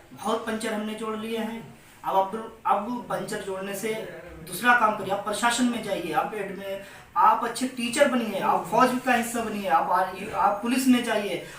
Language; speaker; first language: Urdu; native; Urdu